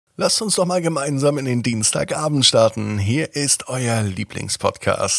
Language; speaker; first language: German; native; German